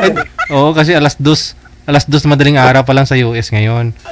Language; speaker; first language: Filipino; native; Filipino